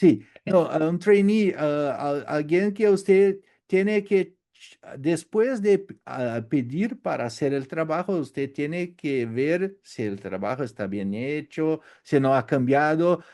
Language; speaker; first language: Spanish; non-native, learner; Portuguese